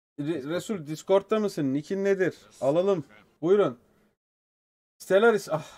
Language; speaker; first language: Turkish; native; Turkish